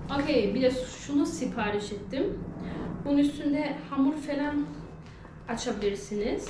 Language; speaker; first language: Turkish; early bilingual, heritage; Turkish